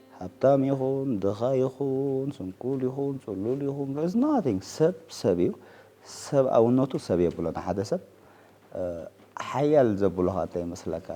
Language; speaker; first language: Tigrinya; native; Tigrinya